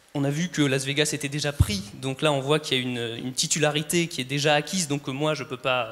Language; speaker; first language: French; native; French